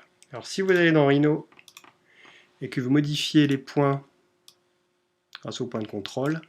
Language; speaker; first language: French; native; French